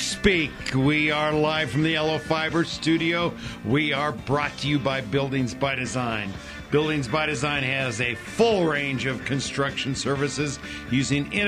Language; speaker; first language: English; native; English